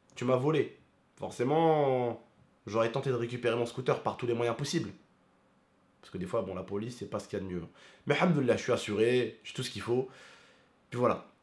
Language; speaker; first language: French; early bilingual, other home language; Arabic